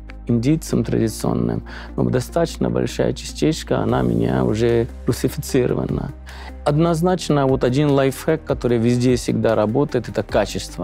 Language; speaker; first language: Russian; non-native, fluent; Punjabi